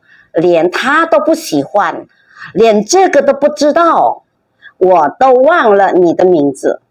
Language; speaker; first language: Chinese; non-native, fluent; Indonesian